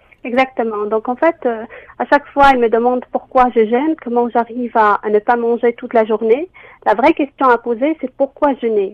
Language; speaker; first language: French; non-native, local second language; Arabic